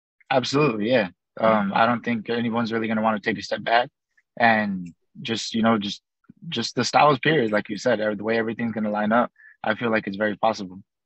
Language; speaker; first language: English; early bilingual, other home language; Spanish